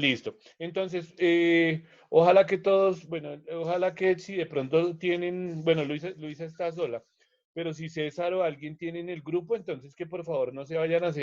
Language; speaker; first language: Spanish; native; Spanish